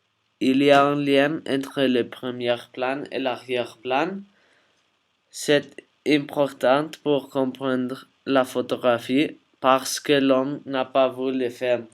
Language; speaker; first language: French; non-native, learner; Spanish